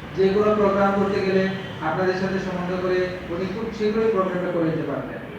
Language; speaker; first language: Bangla; native; Bangla